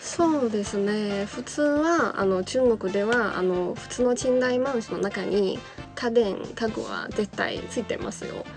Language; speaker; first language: Japanese; non-native, fluent; Chinese